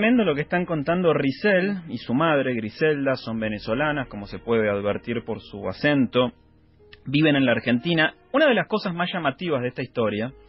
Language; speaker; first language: Spanish; native; Spanish